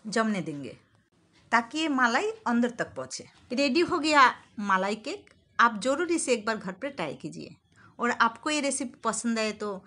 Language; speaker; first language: Hindi; non-native, local second language; Bangla